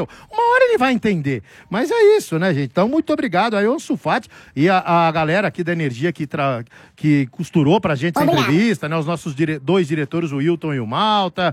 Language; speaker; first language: Portuguese; native; Portuguese